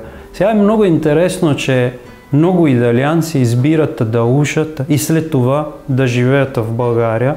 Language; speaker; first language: Bulgarian; non-native, fluent; Italian